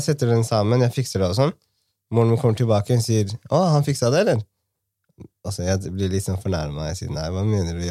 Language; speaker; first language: Norwegian; early bilingual, other home language; Somali